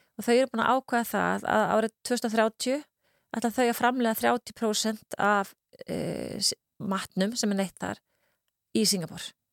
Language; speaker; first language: Icelandic; native; Icelandic